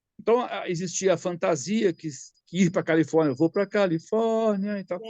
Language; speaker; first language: Portuguese; native; Portuguese